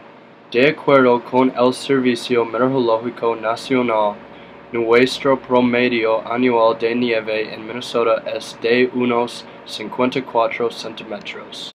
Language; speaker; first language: Spanish; non-native, learner; English